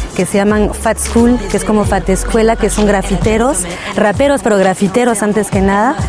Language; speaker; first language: Spanish; early bilingual, heritage; French